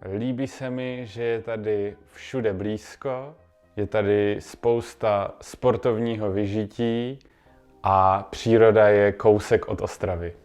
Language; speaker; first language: Czech; native; Czech